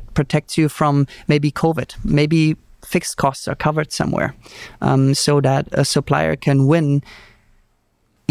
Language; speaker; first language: English; non-native, fluent; German